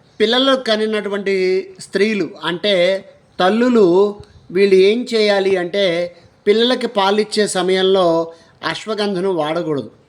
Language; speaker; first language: Telugu; native; Telugu